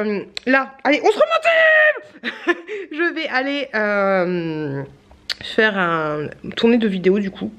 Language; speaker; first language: French; native; French